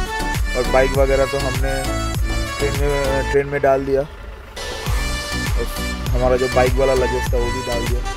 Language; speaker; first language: Hindi; non-native, local second language; Bangla